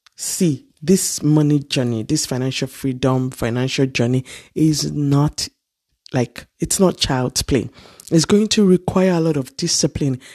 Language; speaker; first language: English; non-native, local second language; Yoruba